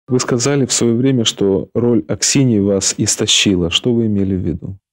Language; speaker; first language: Russian; native; Russian